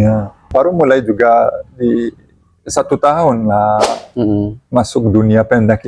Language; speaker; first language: Indonesian; non-native, learner; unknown